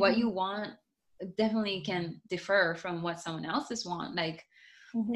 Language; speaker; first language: English; non-native, fluent; Japanese